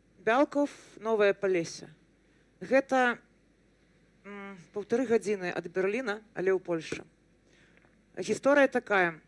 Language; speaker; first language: Belarusian; non-native, local second language; Russian